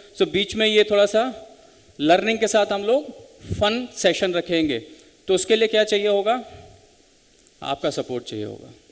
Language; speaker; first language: Hindi; native; Hindi